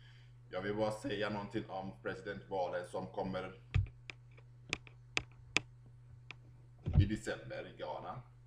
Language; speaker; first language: Swedish; non-native, fluent; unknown